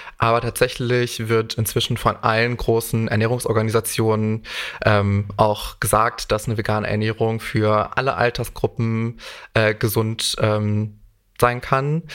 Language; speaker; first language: German; native; German